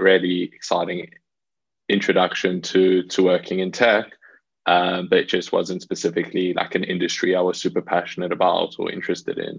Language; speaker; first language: English; native; English